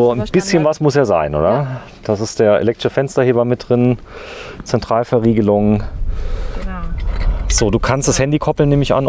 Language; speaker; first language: German; native; German